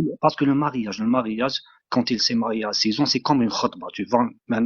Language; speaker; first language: French; non-native, local second language; Arabic